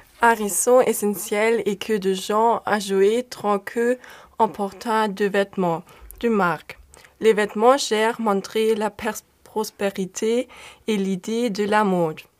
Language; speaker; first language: French; non-native, learner; German